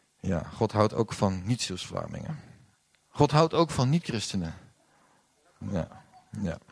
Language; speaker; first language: Dutch; native; Dutch